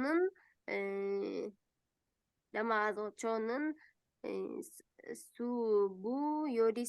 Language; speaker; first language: Korean; non-native, learner; Kyrgyz